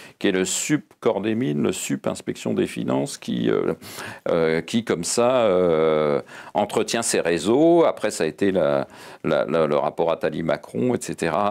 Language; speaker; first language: French; native; French